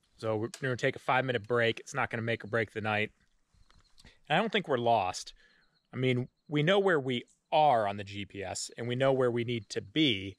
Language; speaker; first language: English; native; English